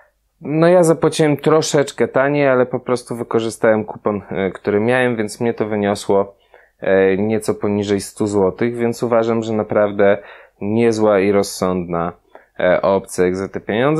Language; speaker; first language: Polish; native; Polish